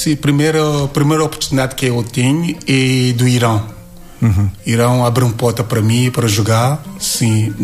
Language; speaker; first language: Portuguese; non-native, learner; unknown